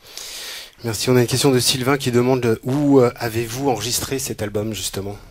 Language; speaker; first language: French; native; French